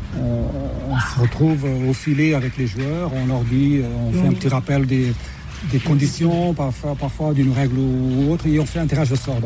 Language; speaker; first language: French; non-native, fluent; Portuguese